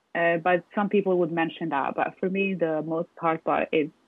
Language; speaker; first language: English; non-native, fluent; Arabic